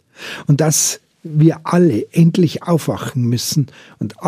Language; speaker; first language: German; native; German